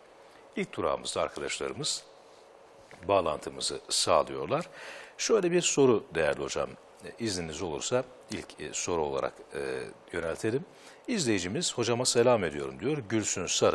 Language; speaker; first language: Turkish; native; Turkish